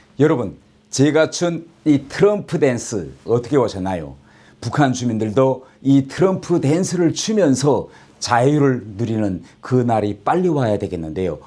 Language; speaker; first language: Korean; native; Korean